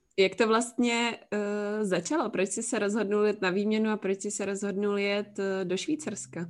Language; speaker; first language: Czech; native; Czech